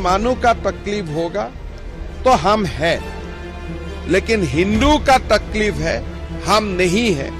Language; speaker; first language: Hindi; non-native, local second language; Assamese